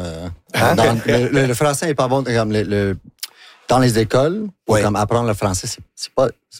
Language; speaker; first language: French; non-native, local second language; English